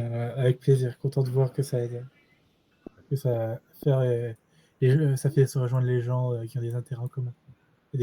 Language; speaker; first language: French; native; French